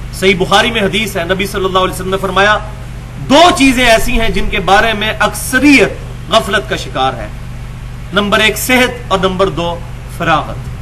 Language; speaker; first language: Urdu; non-native, local second language; Punjabi